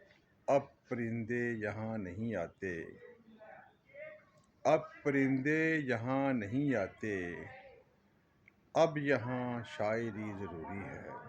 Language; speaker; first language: Urdu; native; Urdu